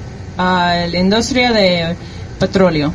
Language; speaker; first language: Spanish; early bilingual, heritage; Spanish